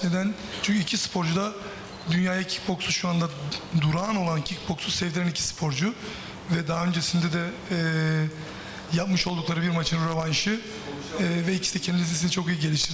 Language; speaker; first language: Turkish; native; Turkish